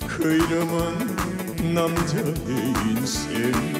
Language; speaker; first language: Korean; native; Korean